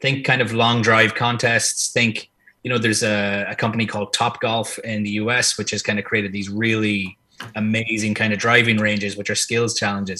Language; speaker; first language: English; native; English